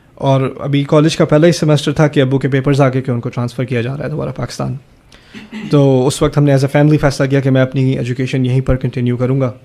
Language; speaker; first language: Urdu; early bilingual, other home language; German